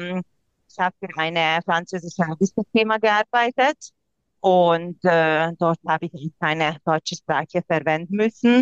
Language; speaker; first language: German; non-native, local second language; Hungarian